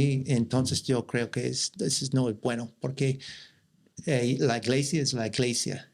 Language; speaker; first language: Spanish; non-native, learner; English